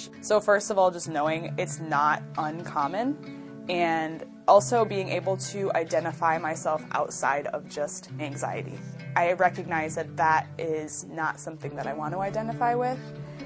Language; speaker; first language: English; native; English